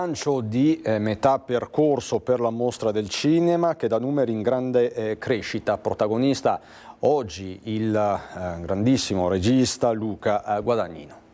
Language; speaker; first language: Italian; native; Italian